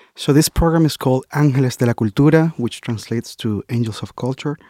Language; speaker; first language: English; non-native, fluent; Spanish